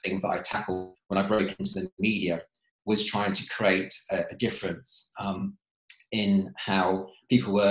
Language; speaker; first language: English; native; English